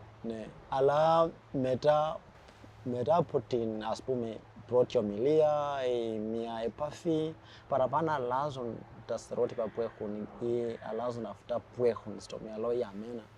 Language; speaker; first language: Greek; non-native, fluent; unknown